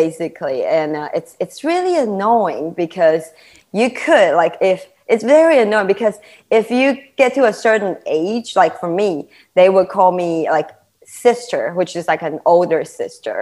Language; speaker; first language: English; non-native, fluent; Chinese